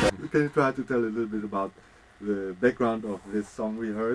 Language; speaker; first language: English; non-native, fluent; German